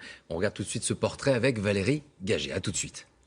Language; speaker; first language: French; native; French